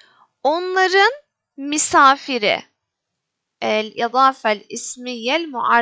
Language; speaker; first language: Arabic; non-native, fluent; Turkish